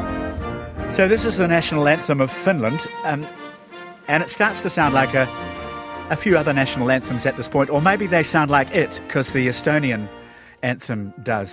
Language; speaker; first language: English; native; English